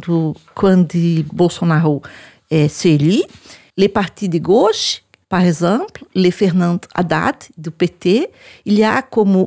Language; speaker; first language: French; non-native, learner; Portuguese